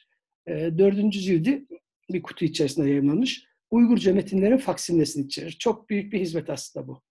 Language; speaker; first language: Turkish; native; Turkish